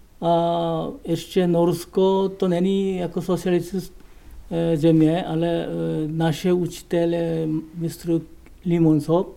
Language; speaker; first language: Czech; non-native, learner; Korean